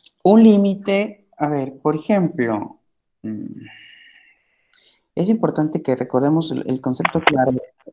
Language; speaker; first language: Spanish; native; Spanish